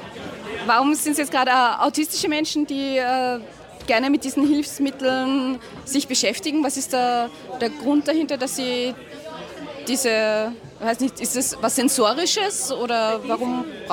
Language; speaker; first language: German; native; German